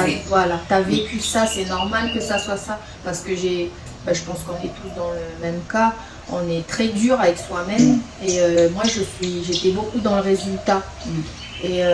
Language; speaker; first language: French; native; French